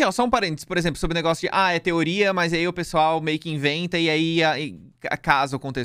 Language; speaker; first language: Portuguese; native; Portuguese